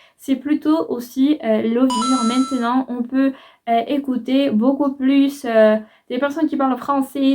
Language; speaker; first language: French; non-native, fluent; Spanish